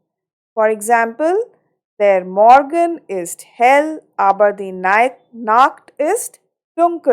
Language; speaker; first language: German; non-native, fluent; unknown